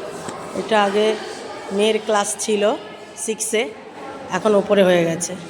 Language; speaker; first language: Bangla; native; Bangla